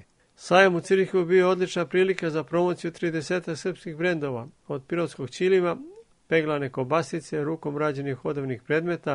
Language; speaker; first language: Serbian; native; Serbian